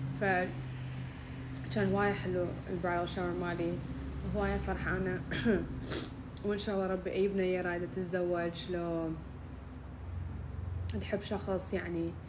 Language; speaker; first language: Arabic; early bilingual, heritage; Arabic